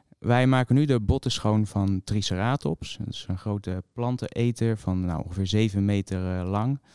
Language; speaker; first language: Dutch; native; Dutch